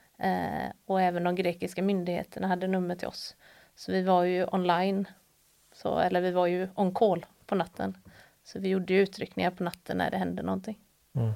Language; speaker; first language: Swedish; native; Swedish